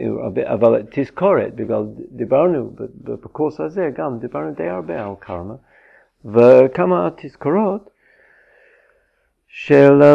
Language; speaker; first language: Hebrew; non-native, fluent; English